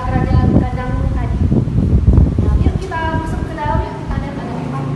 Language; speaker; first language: Indonesian; native; Indonesian